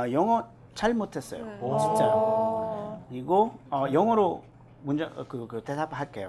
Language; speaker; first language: Korean; non-native, learner; French